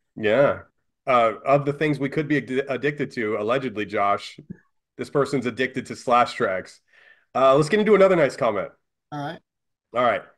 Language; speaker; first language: English; native; English